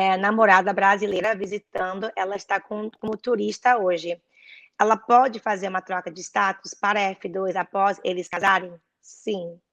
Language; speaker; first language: Portuguese; early bilingual, heritage; Portuguese